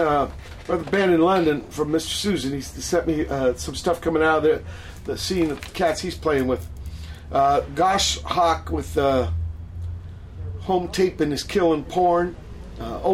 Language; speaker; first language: English; native; English